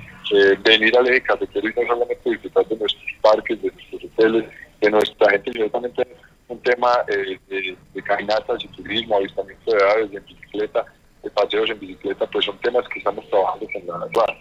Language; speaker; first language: Spanish; native; Spanish